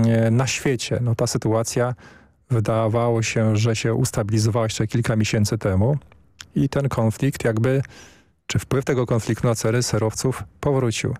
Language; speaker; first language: Polish; native; Polish